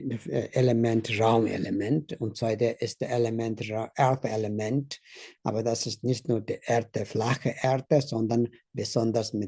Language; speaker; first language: German; non-native, learner; Tibetan